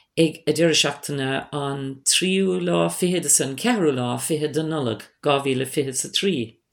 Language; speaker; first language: Irish; non-native, local second language; English